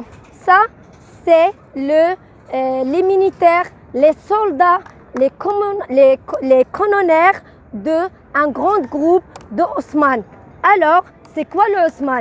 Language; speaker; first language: French; non-native, learner; Arabic